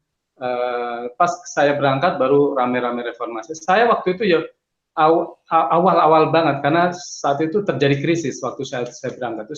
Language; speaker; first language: Indonesian; native; Indonesian